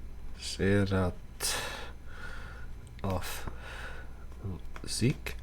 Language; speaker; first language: Swedish; non-native, learner; Dutch